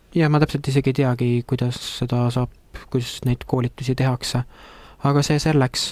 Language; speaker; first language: Estonian; native; Estonian